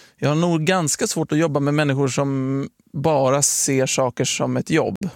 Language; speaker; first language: Swedish; native; Swedish